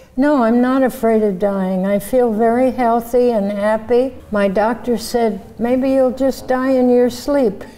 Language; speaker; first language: English; native; English